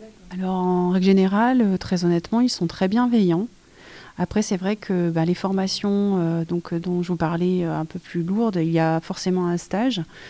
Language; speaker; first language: French; native; French